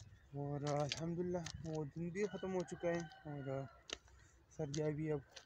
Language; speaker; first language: Hindi; non-native, local second language; Pashto